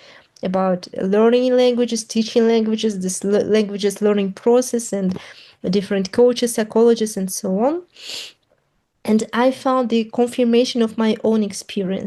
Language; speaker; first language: English; non-native, fluent; Russian